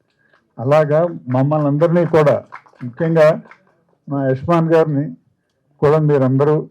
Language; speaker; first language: Telugu; native; Telugu